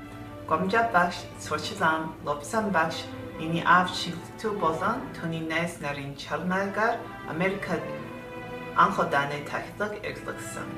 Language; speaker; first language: Mongolian; early bilingual, heritage; Mongolian